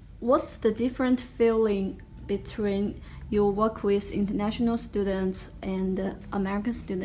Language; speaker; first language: English; non-native, learner; Chinese